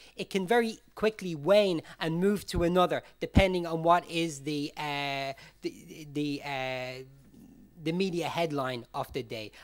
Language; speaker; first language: English; native; English